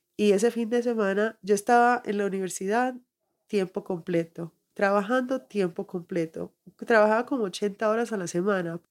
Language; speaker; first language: Spanish; early bilingual, heritage; Spanish